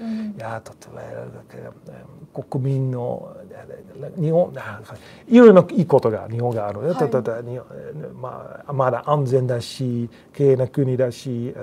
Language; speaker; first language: Japanese; non-native, learner; Dutch